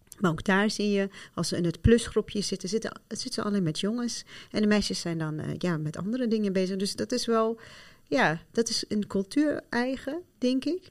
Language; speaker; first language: Dutch; non-native, fluent; Arabic